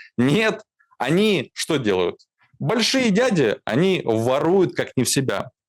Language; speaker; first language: Russian; native; Russian